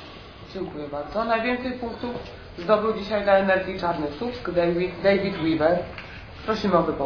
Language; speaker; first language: Polish; native; Polish